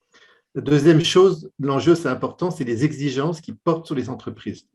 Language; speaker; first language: French; native; French